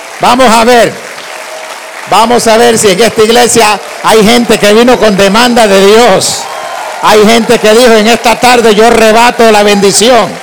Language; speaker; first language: Spanish; early bilingual, heritage; Spanish